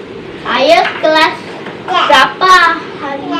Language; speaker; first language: Indonesian; early bilingual, heritage; Indonesian